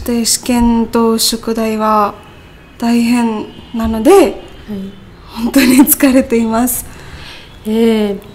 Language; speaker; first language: Japanese; non-native, learner; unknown